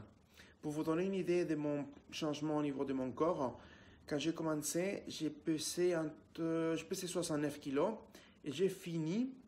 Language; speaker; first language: French; non-native, fluent; Spanish